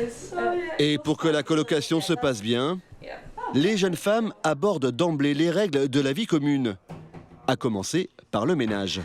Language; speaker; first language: French; native; French